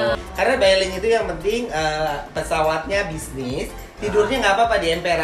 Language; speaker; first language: Indonesian; native; Indonesian